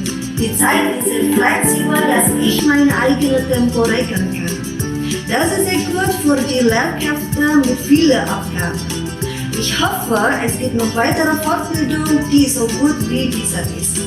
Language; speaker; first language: German; non-native, fluent; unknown